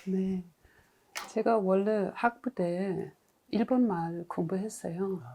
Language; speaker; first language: Korean; non-native, fluent; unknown